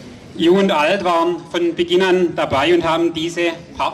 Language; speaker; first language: German; native; German